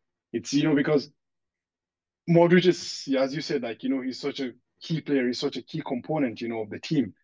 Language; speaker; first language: English; non-native, local second language; Hausa